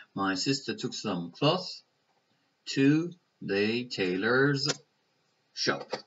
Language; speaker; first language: English; non-native, fluent; Persian